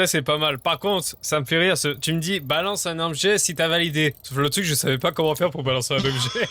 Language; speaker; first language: French; native; French